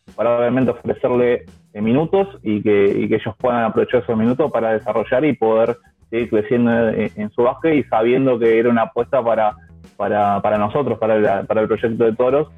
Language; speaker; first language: Spanish; native; Spanish